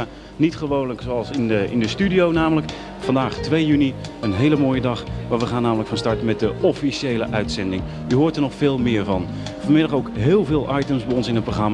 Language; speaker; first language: Dutch; native; Dutch